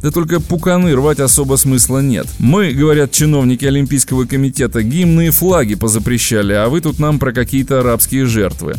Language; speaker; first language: Russian; native; Russian